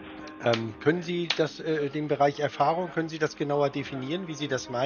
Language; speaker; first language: German; native; German